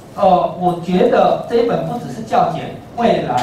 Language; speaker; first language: Chinese; native; Chinese